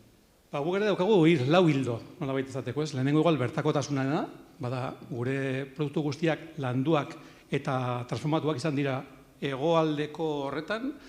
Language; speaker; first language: Basque; native; Basque